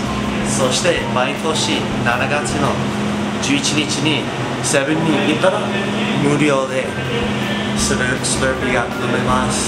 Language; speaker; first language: Japanese; non-native, learner; English